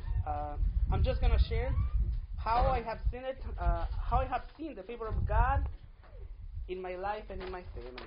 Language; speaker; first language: English; non-native, fluent; Spanish